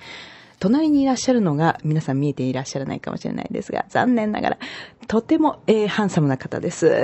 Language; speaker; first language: Japanese; native; Japanese